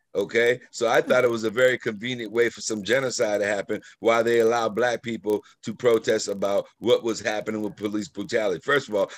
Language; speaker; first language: English; native; English